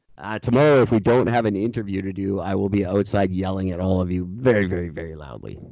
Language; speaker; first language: English; native; English